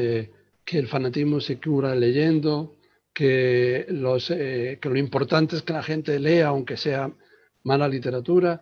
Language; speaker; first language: Spanish; native; Spanish